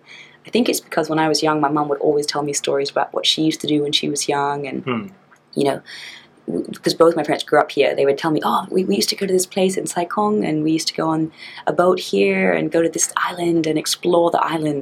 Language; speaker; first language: English; native; English